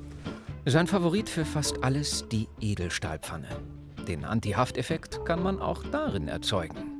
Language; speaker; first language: German; native; German